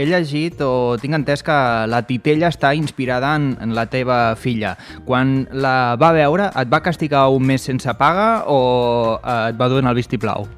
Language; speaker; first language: Catalan; native; Catalan